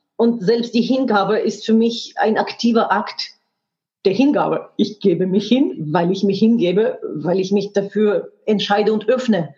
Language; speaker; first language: German; non-native, fluent; Russian